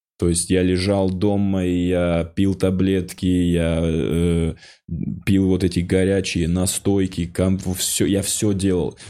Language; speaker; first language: Russian; non-native, local second language; Ossetic